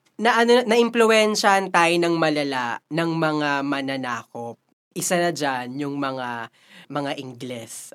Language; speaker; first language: Filipino; early bilingual, heritage; Filipino